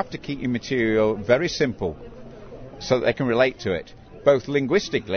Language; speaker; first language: English; native; English